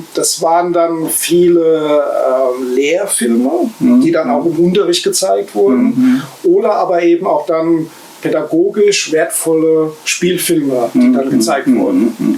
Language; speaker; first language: German; native; German